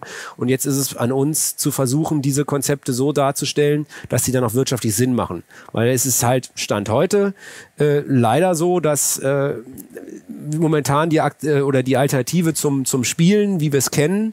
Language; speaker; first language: German; native; German